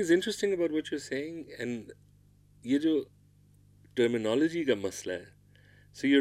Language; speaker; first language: English; non-native, local second language; Pashto